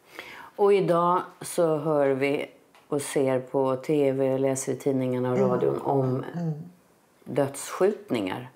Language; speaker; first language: Swedish; native; Swedish